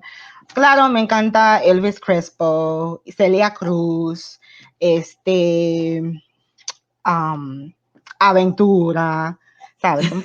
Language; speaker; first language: Spanish; non-native, fluent; English